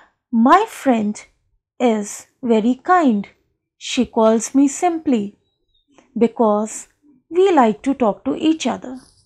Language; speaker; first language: English; non-native, local second language; Hindi